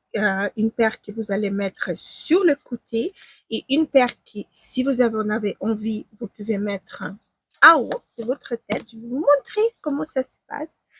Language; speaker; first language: French; non-native, fluent; Ukrainian